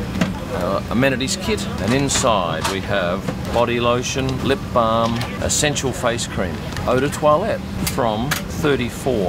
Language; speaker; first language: English; native; English